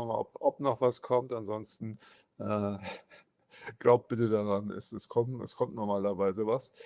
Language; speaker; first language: German; native; German